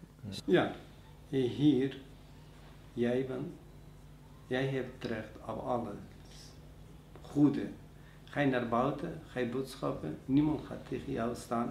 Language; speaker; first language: Dutch; non-native, learner; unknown